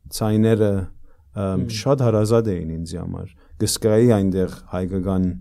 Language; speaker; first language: Armenian; early bilingual, heritage; Armenian